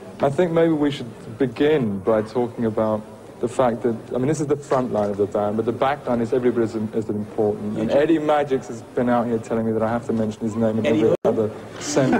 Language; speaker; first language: English; native; English